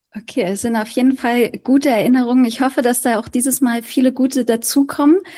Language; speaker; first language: German; native; German